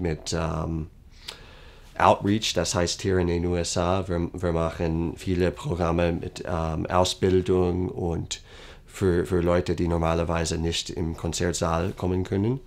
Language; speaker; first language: German; non-native, fluent; English